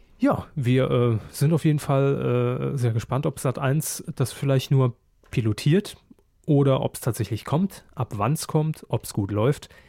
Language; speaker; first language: German; native; German